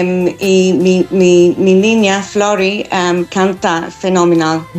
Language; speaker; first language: Spanish; non-native, learner; English